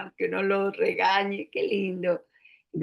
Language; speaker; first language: Spanish; native; Spanish